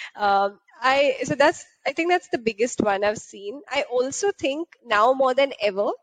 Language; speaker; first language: English; non-native, local second language; Hindi